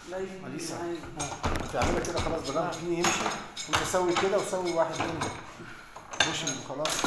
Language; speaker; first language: Arabic; non-native, learner; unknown